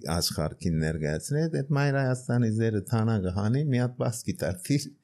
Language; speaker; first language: Armenian; early bilingual, heritage; Armenian